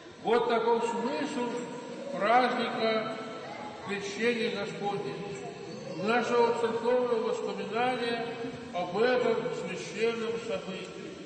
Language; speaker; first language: Russian; native; Russian